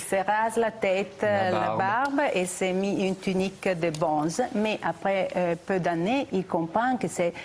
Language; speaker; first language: French; non-native, fluent; Italian